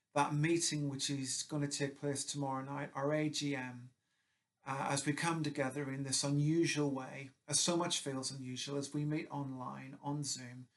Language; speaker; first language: English; native; English